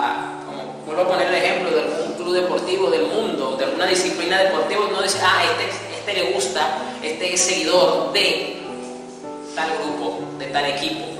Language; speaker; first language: Spanish; native; Spanish